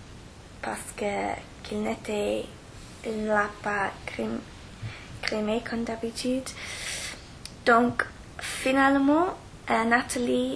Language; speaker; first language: French; non-native, learner; English